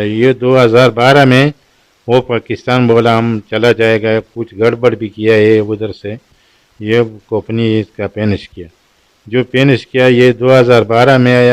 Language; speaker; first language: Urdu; non-native, local second language; Pashto